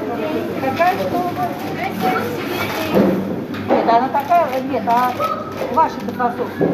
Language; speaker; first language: Russian; native; Russian